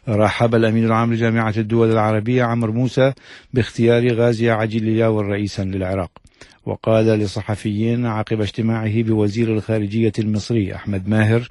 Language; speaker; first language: Arabic; native; Arabic